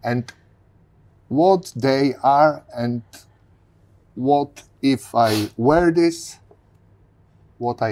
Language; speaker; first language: English; non-native, learner; Polish